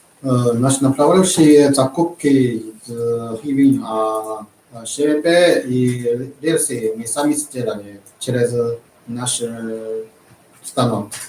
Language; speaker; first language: Russian; non-native, learner; Chinese